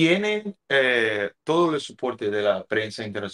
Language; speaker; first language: Spanish; non-native, fluent; Portuguese